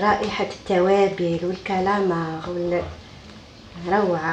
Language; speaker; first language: Arabic; native; Arabic